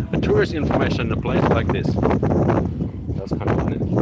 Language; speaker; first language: English; non-native, fluent; Finnish